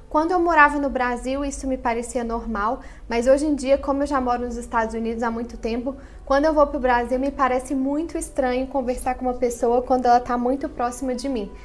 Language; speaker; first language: Portuguese; native; Portuguese